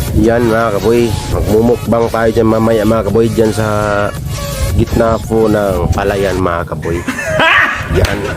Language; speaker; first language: Filipino; non-native, local second language; Cebuano